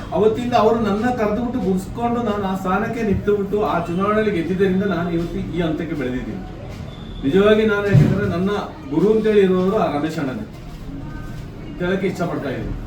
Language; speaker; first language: Kannada; native; Kannada